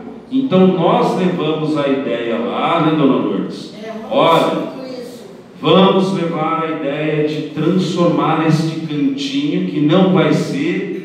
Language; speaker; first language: Portuguese; native; Portuguese